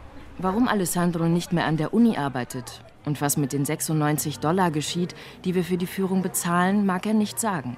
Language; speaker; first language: German; native; German